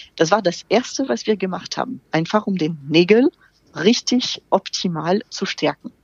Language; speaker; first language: German; non-native, fluent; French